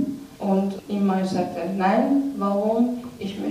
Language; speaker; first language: German; non-native, learner; Persian